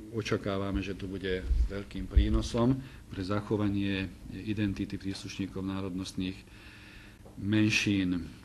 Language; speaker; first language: Slovak; non-native, local second language; Hungarian